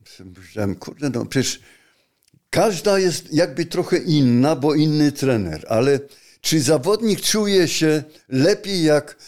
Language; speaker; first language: Polish; native; Polish